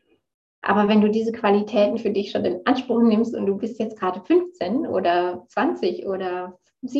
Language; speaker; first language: German; native; German